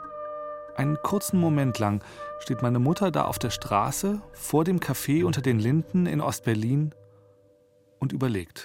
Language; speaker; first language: German; native; German